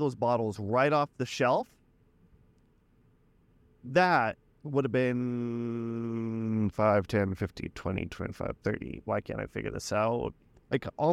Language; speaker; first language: English; native; English